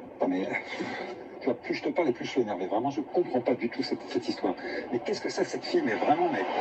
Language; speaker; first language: French; native; French